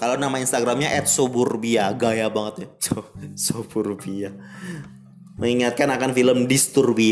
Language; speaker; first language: Indonesian; native; Indonesian